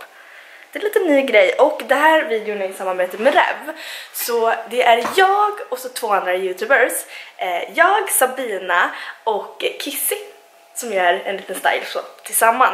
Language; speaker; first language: Swedish; native; Swedish